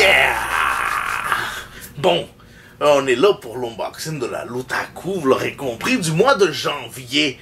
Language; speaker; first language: French; native; French